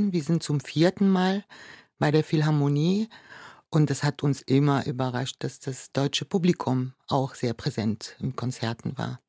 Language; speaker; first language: German; non-native, fluent; Arabic